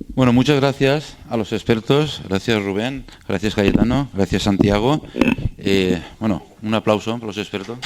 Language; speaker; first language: Spanish; non-native, local second language; Catalan